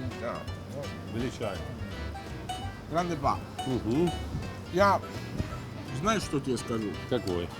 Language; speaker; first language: Russian; non-native, learner; Italian